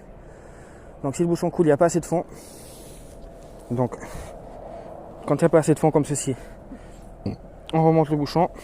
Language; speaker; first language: French; native; French